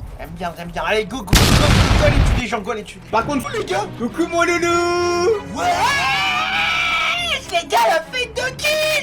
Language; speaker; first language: French; native; French